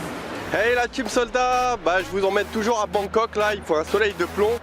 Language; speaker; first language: French; native; French